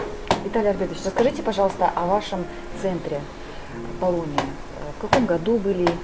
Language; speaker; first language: Russian; native; Russian